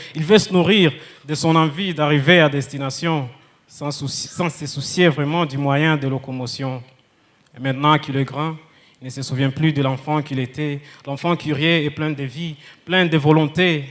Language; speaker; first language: French; non-native, local second language; Kinyarwanda